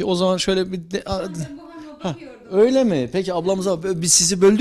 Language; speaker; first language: Turkish; native; Turkish